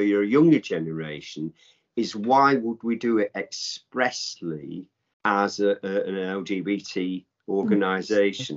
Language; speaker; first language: English; native; English